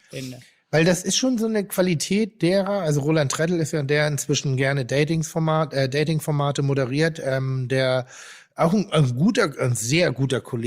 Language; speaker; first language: German; native; German